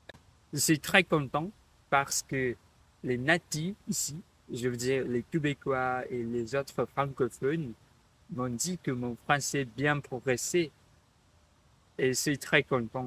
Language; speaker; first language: French; non-native, learner; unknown